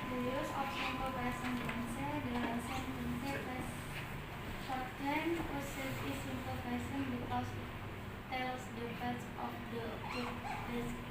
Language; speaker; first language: English; non-native, learner; Indonesian